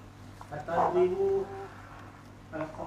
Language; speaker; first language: Arabic; non-native, learner; Indonesian